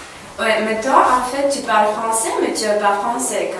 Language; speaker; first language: French; non-native, learner; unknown